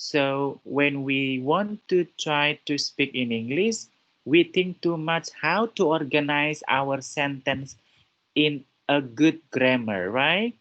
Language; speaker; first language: English; non-native, fluent; Indonesian